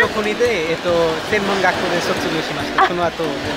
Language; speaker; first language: Japanese; non-native, learner; Bangla